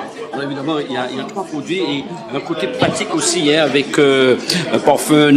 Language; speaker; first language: French; native; French